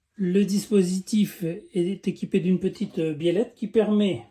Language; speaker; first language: French; native; French